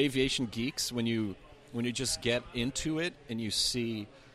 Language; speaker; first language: English; non-native, fluent; Portuguese